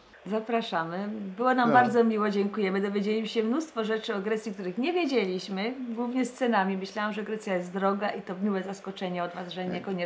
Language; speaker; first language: Polish; native; Polish